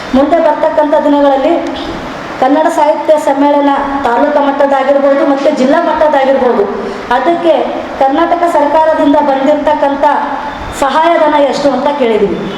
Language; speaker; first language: Kannada; native; Kannada